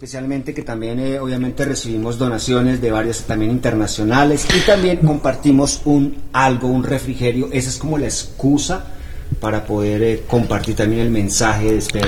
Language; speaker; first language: Spanish; native; Spanish